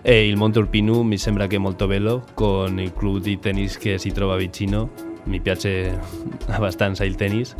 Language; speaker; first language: Italian; non-native, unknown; Spanish